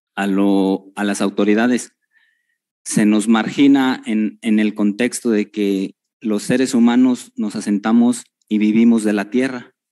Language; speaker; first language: Spanish; native; Spanish